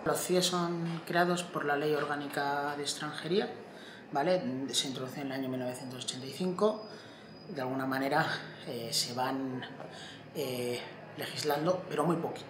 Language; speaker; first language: Spanish; native; Spanish